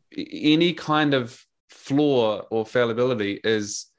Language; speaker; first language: English; native; English